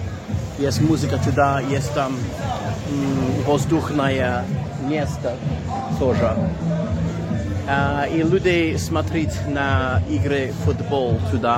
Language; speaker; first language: Russian; non-native, learner; English